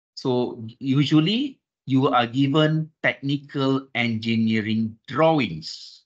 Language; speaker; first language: English; non-native, local second language; Malay